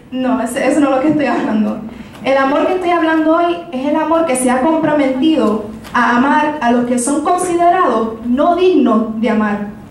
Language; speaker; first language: Spanish; early bilingual, heritage; Spanish